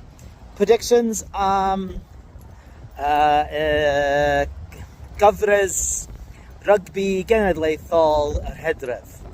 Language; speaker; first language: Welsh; non-native, learner; English